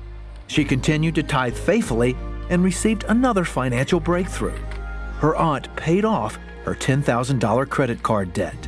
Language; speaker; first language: English; native; English